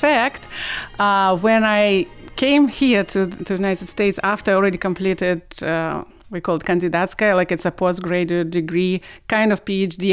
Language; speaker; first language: English; non-native, fluent; Russian